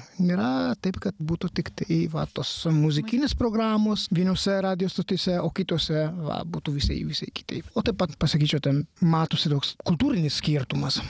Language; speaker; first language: Lithuanian; non-native, fluent; Italian